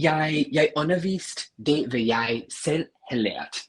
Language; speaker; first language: Danish; non-native, fluent; English